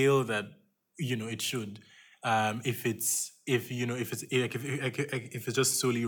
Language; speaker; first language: English; non-native, local second language; Yoruba